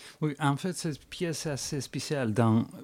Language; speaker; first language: French; non-native, fluent; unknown